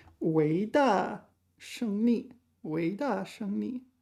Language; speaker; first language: Chinese; non-native, learner; English